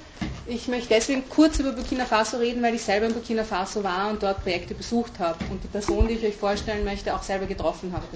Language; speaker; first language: German; native; German